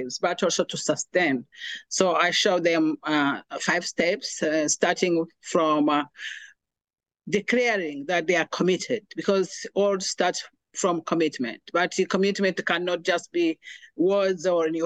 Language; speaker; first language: English; non-native, local second language; Kinyarwanda